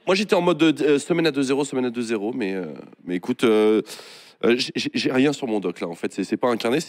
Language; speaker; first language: French; native; French